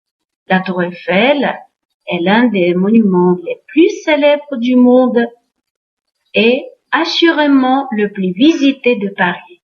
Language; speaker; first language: French; non-native, fluent; Uzbek